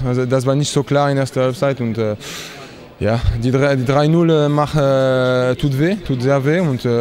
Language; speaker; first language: German; non-native, learner; French